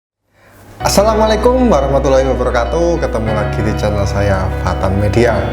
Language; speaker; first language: Indonesian; native; Indonesian